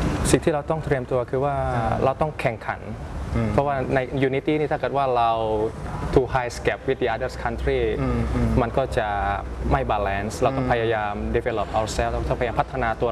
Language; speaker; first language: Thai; early bilingual, other home language; Indonesian